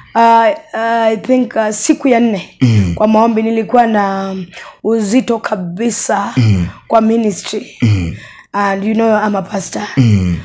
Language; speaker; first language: Swahili; non-native, local second language; Luo (Kenya and Tanzania)